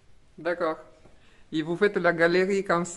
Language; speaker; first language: French; non-native, learner; Russian